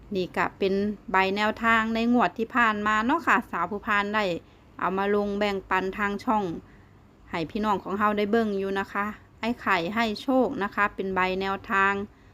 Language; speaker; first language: Thai; non-native, local second language; Northeastern Thai